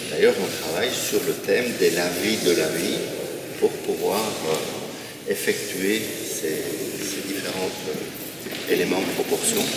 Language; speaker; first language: French; native; French